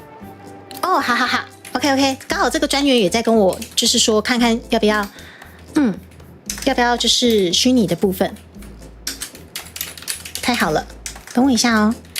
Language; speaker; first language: Chinese; native; Chinese